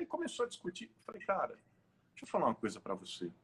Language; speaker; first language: Portuguese; native; Portuguese